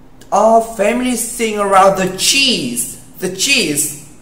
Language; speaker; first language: English; non-native, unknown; Vietnamese